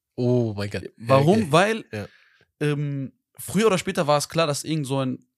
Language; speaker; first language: German; native; German